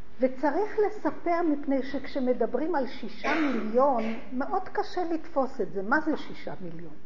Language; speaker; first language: Hebrew; early bilingual, other home language; Polish